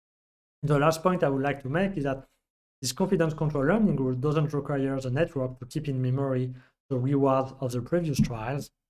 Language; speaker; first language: English; non-native, fluent; French